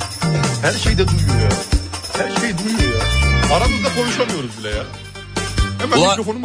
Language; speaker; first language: Turkish; native; Turkish